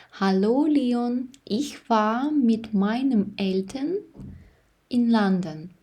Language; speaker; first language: German; non-native, fluent; Ukrainian